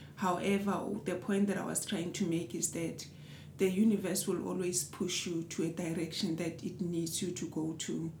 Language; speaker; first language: English; non-native, local second language; Southern Sotho